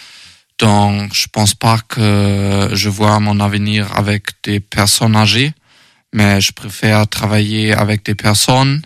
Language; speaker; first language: French; non-native, learner; German